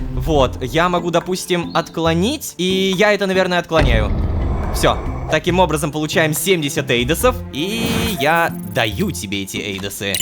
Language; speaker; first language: Russian; native; Russian